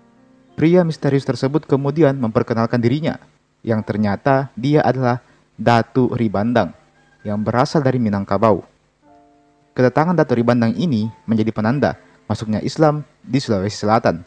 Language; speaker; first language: Indonesian; native; Indonesian